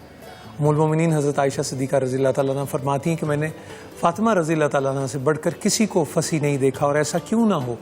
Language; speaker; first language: Urdu; native; Urdu